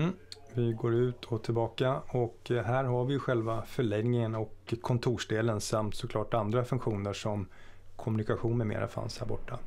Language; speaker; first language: Swedish; native; Swedish